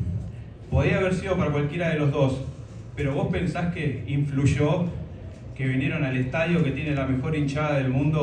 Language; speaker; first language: Spanish; native; Spanish